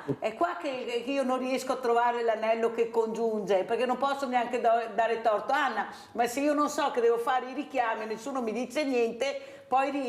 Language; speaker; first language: Italian; native; Italian